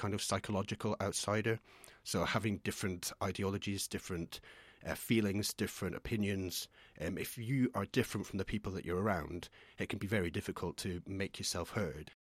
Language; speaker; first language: English; native; English